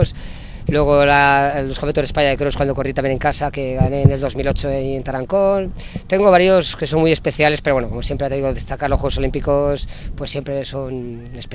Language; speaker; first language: Spanish; native; Spanish